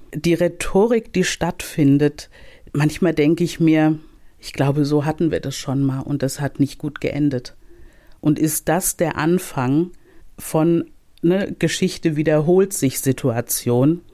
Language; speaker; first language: German; native; German